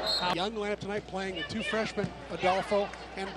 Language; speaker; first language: English; native; English